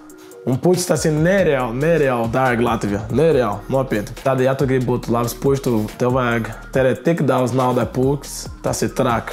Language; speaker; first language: Latvian; non-native, learner; Portuguese